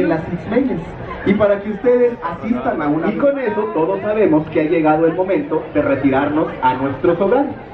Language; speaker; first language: Spanish; native; Spanish